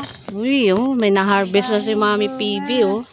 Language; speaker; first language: Filipino; native; Filipino